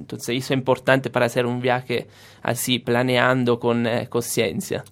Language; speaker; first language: Spanish; non-native, fluent; Italian